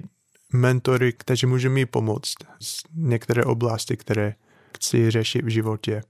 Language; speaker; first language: Czech; non-native, fluent; English